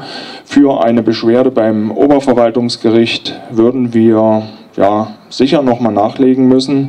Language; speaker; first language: German; native; German